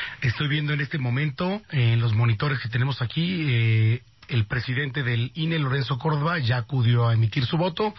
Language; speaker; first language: Spanish; native; Spanish